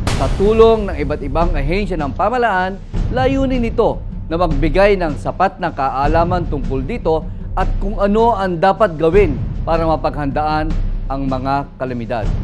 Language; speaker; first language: Filipino; native; Filipino